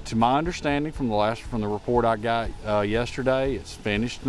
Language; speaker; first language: English; native; English